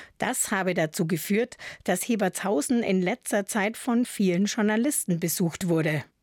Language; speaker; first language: German; native; German